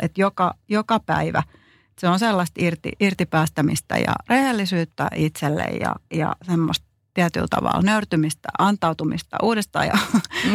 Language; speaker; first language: Finnish; native; Finnish